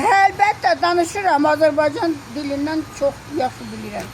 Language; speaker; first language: Azerbaijani; non-native, local second language; Armenian